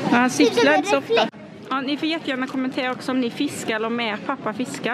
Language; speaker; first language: Swedish; native; Swedish